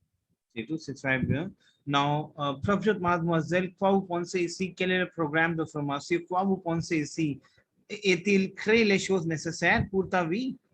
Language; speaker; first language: French; non-native, learner; Hindi